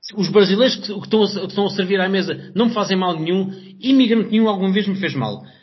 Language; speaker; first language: Portuguese; native; Portuguese